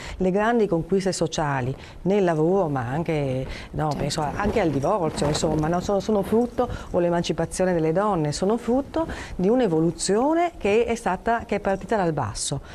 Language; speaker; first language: Italian; native; Italian